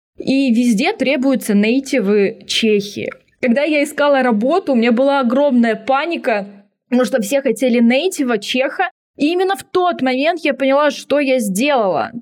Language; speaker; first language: Russian; native; Russian